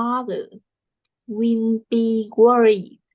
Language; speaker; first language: English; non-native, learner; Vietnamese